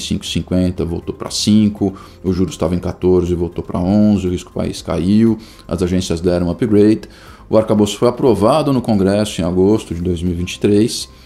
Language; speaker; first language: Portuguese; native; Portuguese